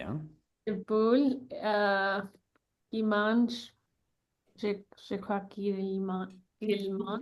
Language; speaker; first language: French; non-native, learner; English